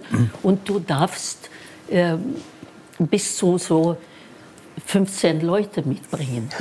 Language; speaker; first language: German; non-native, fluent; Norwegian